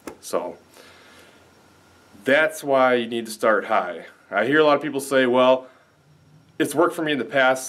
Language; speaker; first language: English; native; English